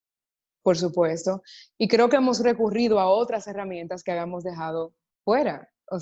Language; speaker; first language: Spanish; native; Spanish